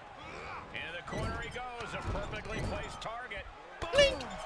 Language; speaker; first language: English; native; English